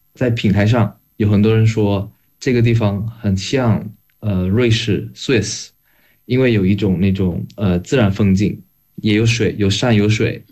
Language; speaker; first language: Chinese; non-native, fluent; Indonesian